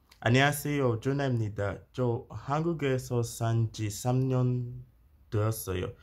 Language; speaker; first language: Korean; non-native, learner; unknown